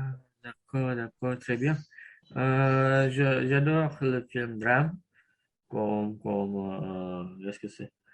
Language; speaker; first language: French; non-native, learner; Indonesian